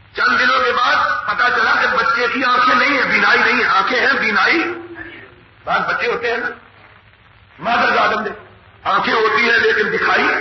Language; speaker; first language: Urdu; non-native, local second language; Punjabi